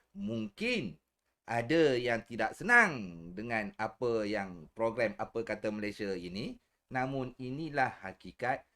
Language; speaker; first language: Malay; native; Malay